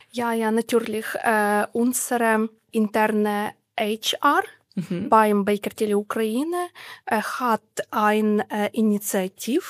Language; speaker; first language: German; non-native, learner; Ukrainian